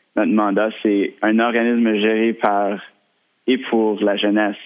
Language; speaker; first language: French; native; French